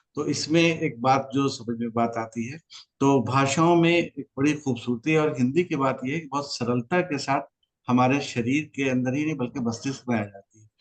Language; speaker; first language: Hindi; native; Hindi